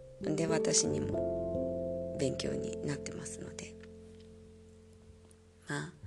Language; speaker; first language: Japanese; native; Japanese